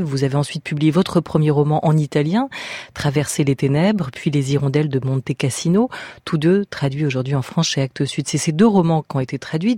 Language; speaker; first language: French; native; French